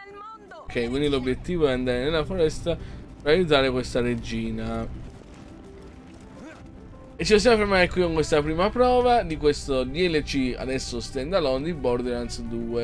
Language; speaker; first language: Italian; native; Italian